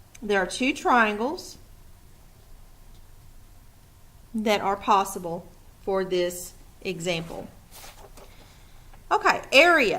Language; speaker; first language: English; native; English